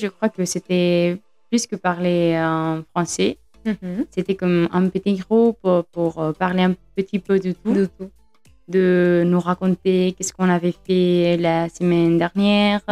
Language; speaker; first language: French; non-native, fluent; Spanish